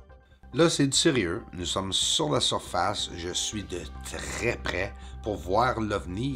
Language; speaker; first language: French; native; French